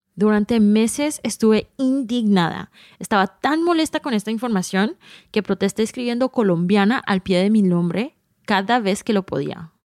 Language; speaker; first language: Spanish; early bilingual, heritage; Spanish